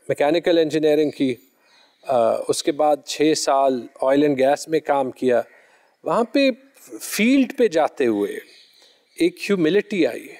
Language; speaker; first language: Urdu; non-native, local second language; Pashto